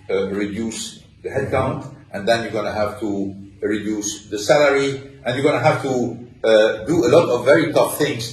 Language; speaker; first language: English; non-native, fluent; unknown